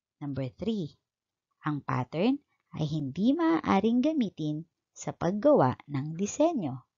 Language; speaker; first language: Filipino; native; Filipino